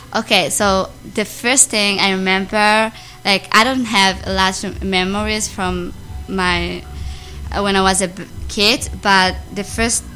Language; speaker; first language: English; non-native, learner; Amharic